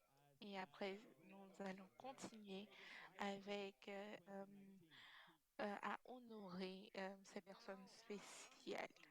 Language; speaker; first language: French; non-native, fluent; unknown